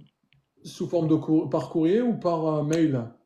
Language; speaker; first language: French; native; French